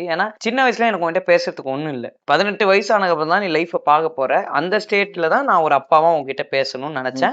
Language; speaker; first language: Tamil; native; Tamil